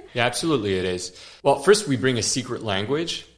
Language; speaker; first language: English; non-native, fluent; French